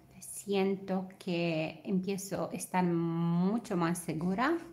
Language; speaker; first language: Spanish; non-native, fluent; Romanian